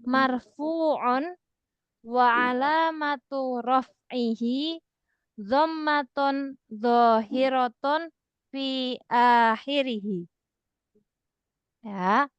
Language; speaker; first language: Arabic; non-native, fluent; Indonesian